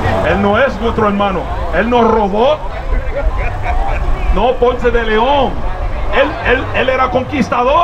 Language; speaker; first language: Spanish; early bilingual, other home language; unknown